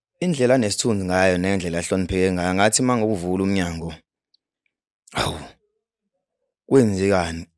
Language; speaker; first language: Zulu; native; Zulu